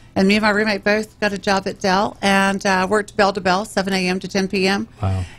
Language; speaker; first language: English; native; English